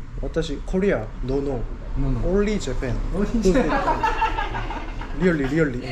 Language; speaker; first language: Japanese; non-native, learner; Korean